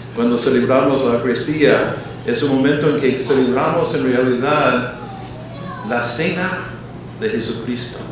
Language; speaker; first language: Spanish; non-native, fluent; English